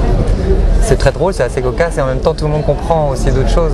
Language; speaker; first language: French; native; French